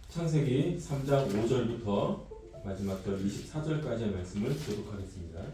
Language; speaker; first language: Korean; native; Korean